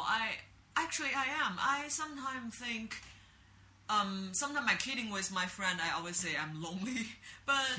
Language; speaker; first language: English; non-native, learner; Chinese